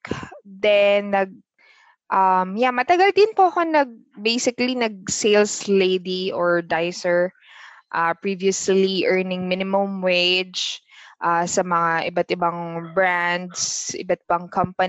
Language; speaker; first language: English; non-native, local second language; Filipino